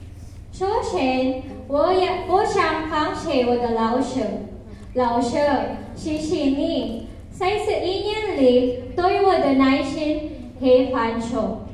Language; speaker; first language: Chinese; non-native, learner; Filipino